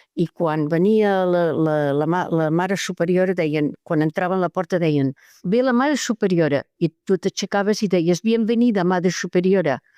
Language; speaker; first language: Catalan; native; Catalan